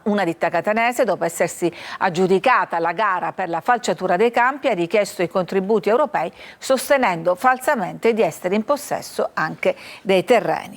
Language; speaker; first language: Italian; native; Italian